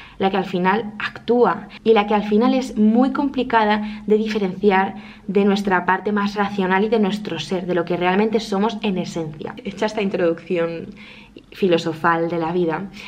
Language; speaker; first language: Spanish; native; Spanish